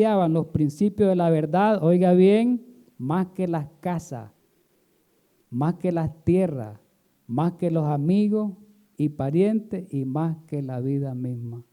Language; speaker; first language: Spanish; native; Spanish